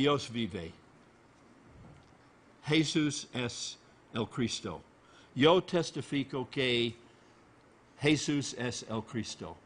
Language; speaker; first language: Spanish; non-native, learner; English